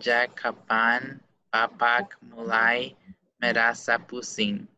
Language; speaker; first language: Indonesian; non-native, learner; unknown